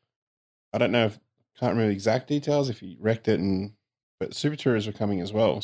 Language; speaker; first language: English; native; English